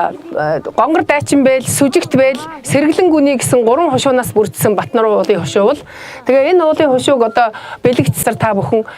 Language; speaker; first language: Mongolian; native; Mongolian